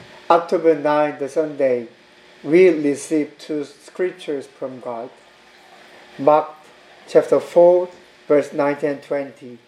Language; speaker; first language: English; non-native, learner; Korean